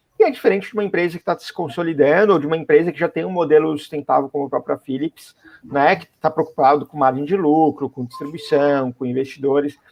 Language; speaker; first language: Portuguese; native; Portuguese